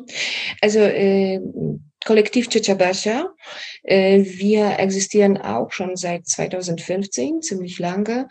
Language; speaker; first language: German; non-native, fluent; Polish